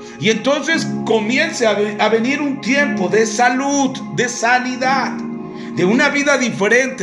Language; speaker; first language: Spanish; native; Spanish